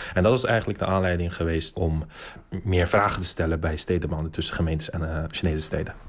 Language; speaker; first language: Dutch; non-native, fluent; Uyghur